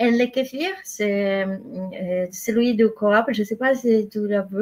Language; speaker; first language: French; non-native, fluent; Polish